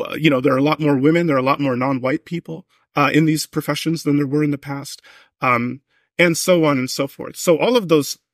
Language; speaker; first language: English; native; English